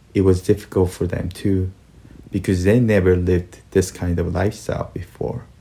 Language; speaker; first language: English; early bilingual, other home language; Korean